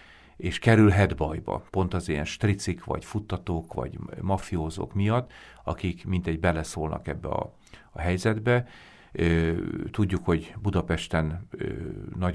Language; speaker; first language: Hungarian; native; Hungarian